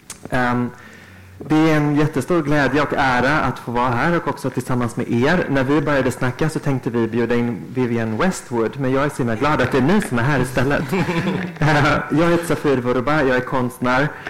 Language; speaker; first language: Swedish; native; Swedish